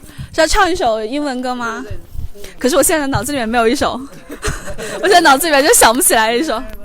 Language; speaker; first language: Chinese; native; Chinese